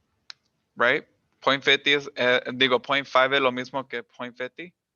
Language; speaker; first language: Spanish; early bilingual, other home language; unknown